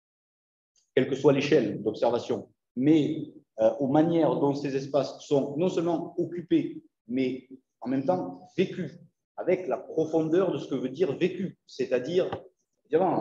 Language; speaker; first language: French; native; French